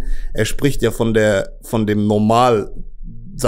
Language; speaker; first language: German; native; German